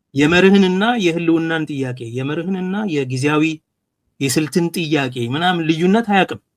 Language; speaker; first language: Amharic; non-native, local second language; Oromo